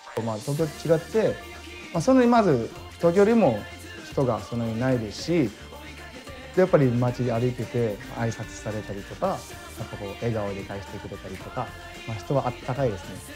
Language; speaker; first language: Japanese; early bilingual, other home language; Filipino